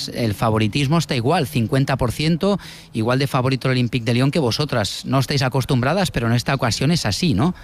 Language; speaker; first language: Spanish; native; Spanish